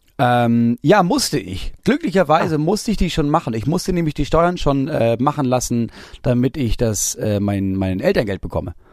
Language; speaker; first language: German; native; German